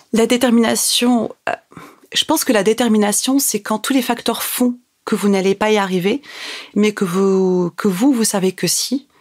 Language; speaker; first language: French; non-native, local second language; Arabic